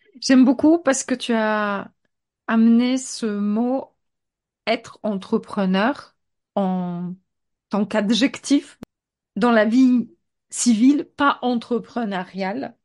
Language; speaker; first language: French; non-native, fluent; Polish